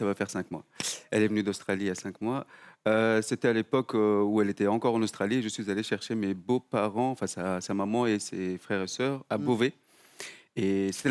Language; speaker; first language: French; native; French